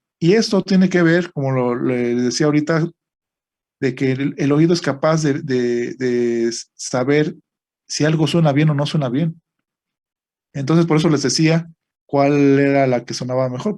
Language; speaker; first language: Spanish; native; Spanish